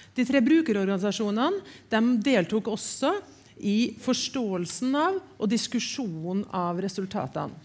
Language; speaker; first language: Norwegian; native; Norwegian